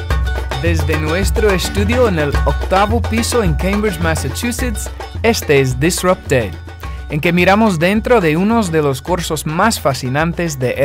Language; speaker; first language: Spanish; non-native, fluent; English